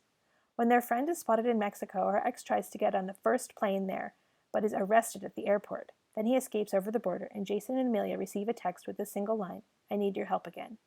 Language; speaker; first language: English; native; English